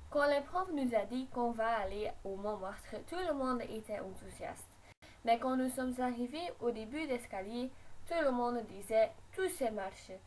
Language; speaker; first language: French; non-native, learner; Dutch